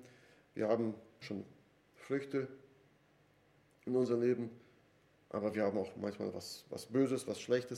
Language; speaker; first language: German; non-native, fluent; Portuguese